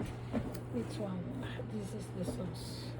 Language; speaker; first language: English; non-native, local second language; Filipino